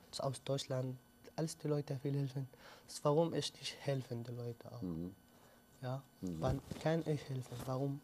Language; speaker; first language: German; non-native, learner; Arabic